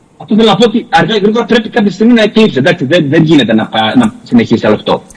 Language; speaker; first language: Greek; native; Greek